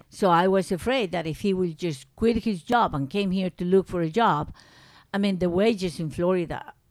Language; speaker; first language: English; non-native, fluent; Spanish